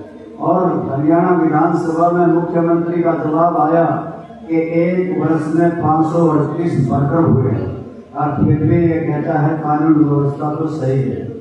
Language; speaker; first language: Hindi; native; Hindi